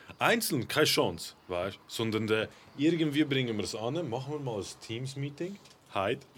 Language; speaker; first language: German; early bilingual, other home language; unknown